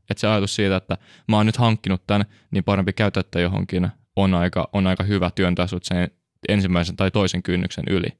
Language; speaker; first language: Finnish; native; Finnish